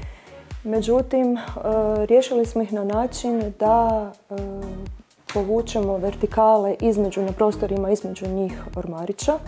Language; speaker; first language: Croatian; native; Croatian